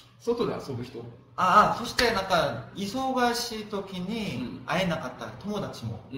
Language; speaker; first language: Japanese; non-native, fluent; Korean